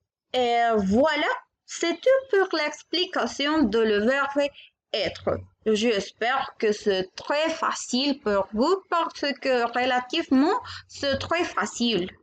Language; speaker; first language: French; non-native, learner; Spanish